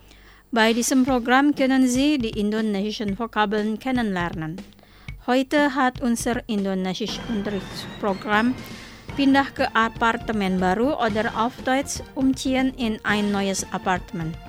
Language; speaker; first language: German; non-native, fluent; Indonesian